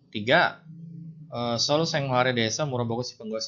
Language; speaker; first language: Korean; non-native, fluent; Indonesian